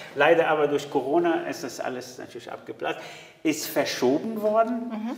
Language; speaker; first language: German; non-native, fluent; Arabic